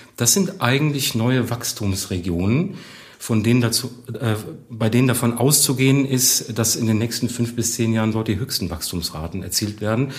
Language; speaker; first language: German; native; German